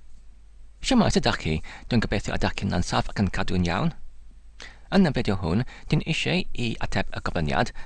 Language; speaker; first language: Welsh; non-native, learner; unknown